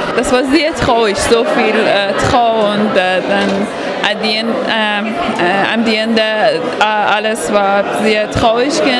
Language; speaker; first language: German; non-native, learner; Persian